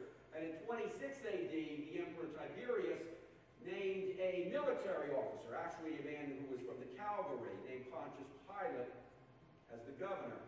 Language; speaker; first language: English; native; English